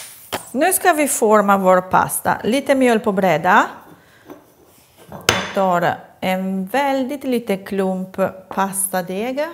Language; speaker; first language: Swedish; non-native, fluent; Italian